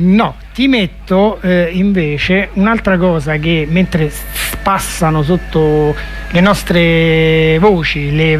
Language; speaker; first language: Italian; native; Italian